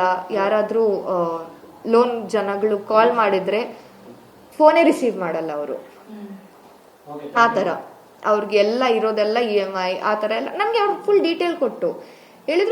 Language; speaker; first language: Kannada; non-native, local second language; Kodava